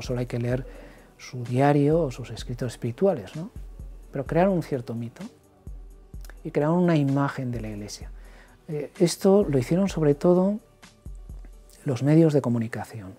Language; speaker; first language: Spanish; native; Spanish